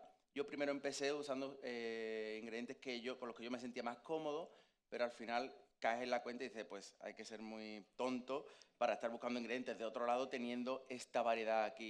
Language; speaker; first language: Spanish; native; Spanish